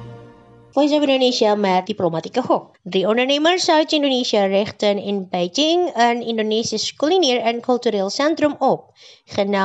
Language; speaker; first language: Dutch; non-native, fluent; Indonesian